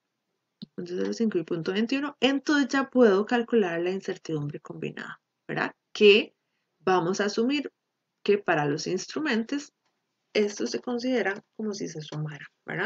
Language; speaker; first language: Spanish; native; Spanish